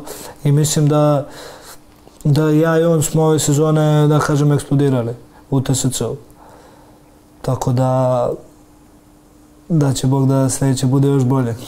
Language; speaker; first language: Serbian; early bilingual, heritage; Serbian